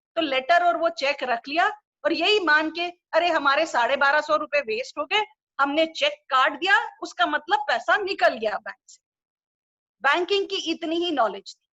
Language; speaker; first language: Hindi; non-native, local second language; Urdu